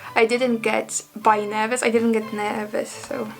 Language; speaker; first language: English; non-native, fluent; Polish